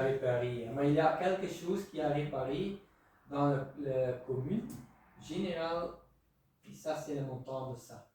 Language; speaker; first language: French; non-native, local second language; Dutch